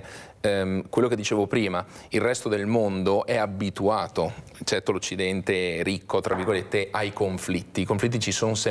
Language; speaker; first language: Italian; native; Italian